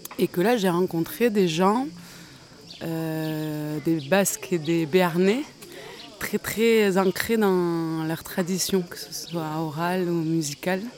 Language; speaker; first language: French; native; French